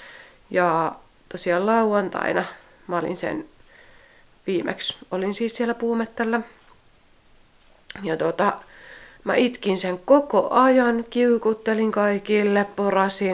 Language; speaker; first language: Finnish; native; Finnish